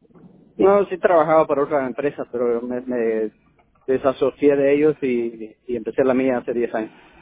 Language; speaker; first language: Spanish; non-native, local second language; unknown